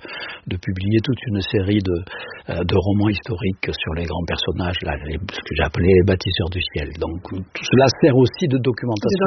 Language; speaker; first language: French; native; French